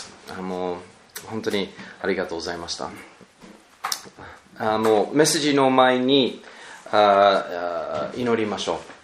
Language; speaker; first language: Japanese; non-native, learner; English